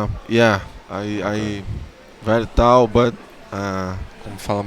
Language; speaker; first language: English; non-native, learner; Portuguese